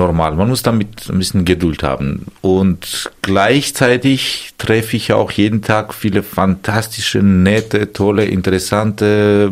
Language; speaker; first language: German; non-native, fluent; Armenian